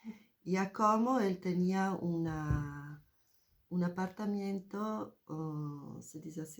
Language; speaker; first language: Spanish; non-native, fluent; Italian